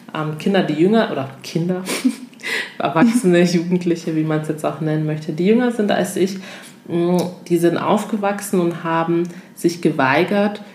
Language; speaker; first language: German; early bilingual, other home language; Ewe